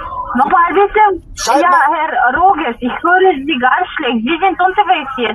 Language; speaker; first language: German; non-native, learner; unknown